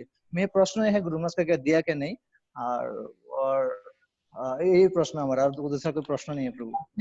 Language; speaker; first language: Hindi; non-native, learner; Bangla